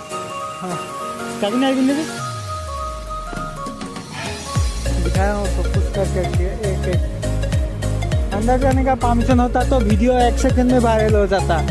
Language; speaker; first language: Hindi; non-native, local second language; Assamese